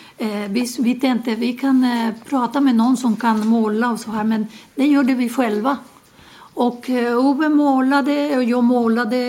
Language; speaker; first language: Swedish; non-native, fluent; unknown